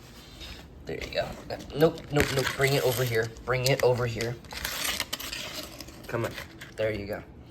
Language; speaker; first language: English; native; English